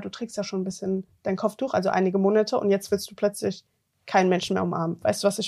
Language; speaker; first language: German; early bilingual, other home language; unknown